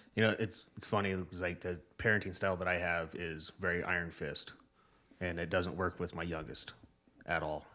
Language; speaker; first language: English; native; English